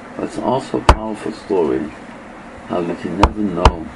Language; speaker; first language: English; native; English